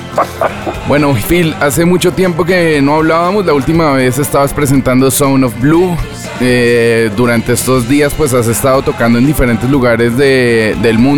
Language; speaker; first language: Spanish; native; Spanish